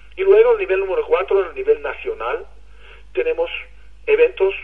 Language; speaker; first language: Spanish; non-native, fluent; Hebrew